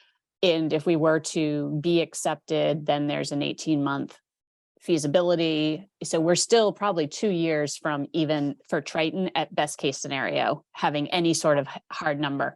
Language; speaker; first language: English; native; English